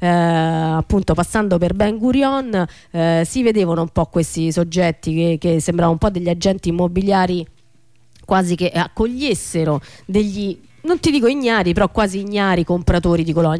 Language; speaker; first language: Italian; native; Italian